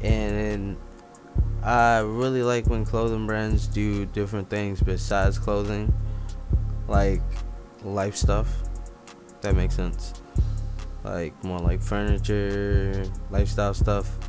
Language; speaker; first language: English; native; English